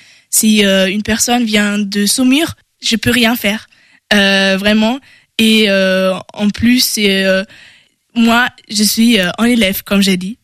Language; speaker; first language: French; non-native, learner; German